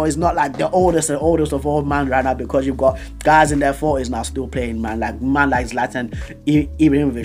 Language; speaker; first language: English; native; English